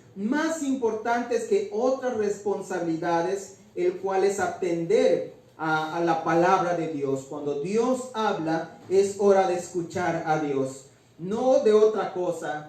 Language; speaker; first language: Spanish; native; Spanish